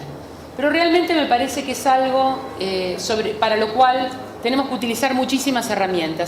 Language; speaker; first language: Spanish; native; Spanish